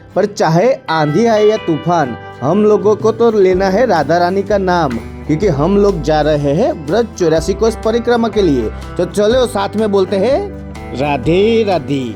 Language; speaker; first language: Hindi; non-native, local second language; Gujarati